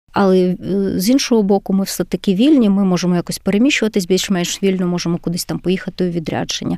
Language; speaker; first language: Ukrainian; native; Ukrainian